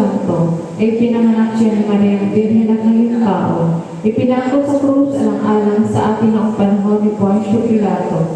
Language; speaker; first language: Filipino; native; Filipino